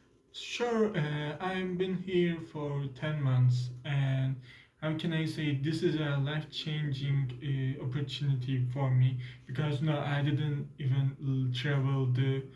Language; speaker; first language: English; non-native, learner; Turkish